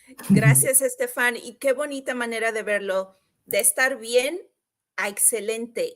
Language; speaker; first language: Spanish; native; Spanish